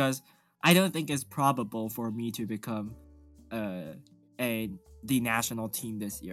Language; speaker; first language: English; non-native, fluent; Chinese